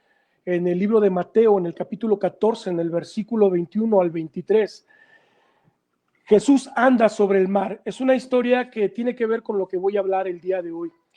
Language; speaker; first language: Spanish; native; Spanish